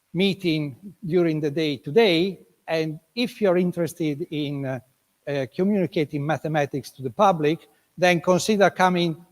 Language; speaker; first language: English; non-native, fluent; Italian